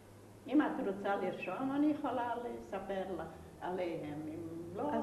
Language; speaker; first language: Hebrew; non-native, fluent; Yiddish